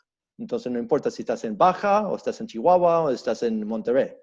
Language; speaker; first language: Spanish; early bilingual, heritage; Spanish